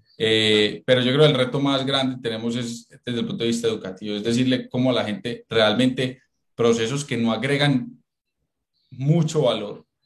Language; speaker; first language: Spanish; native; Spanish